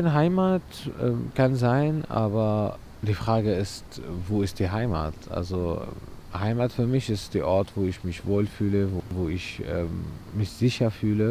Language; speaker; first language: German; non-native, fluent; Arabic